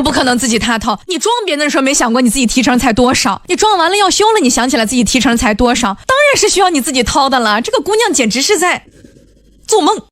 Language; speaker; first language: Chinese; native; Chinese